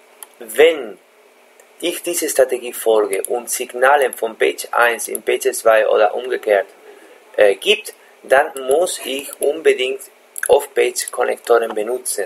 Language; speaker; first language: German; non-native, fluent; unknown